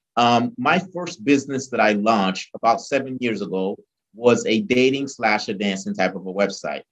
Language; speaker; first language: English; early bilingual, other home language; Haitian Creole